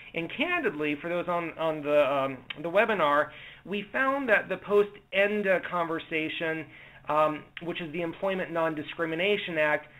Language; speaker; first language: English; native; English